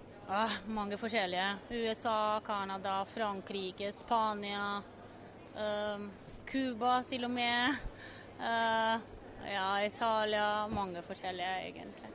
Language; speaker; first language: Norwegian; non-native, fluent; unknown